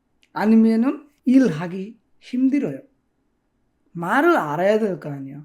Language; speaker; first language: Korean; non-native, fluent; Bangla